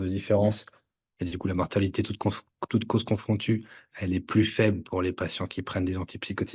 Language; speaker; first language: French; native; French